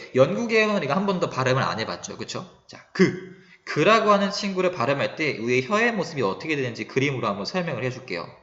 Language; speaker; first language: Korean; native; Korean